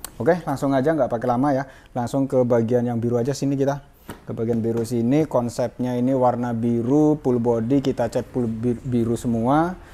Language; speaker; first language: Indonesian; native; Indonesian